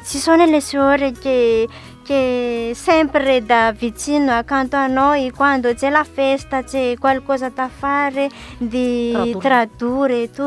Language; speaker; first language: Italian; non-native, learner; Malagasy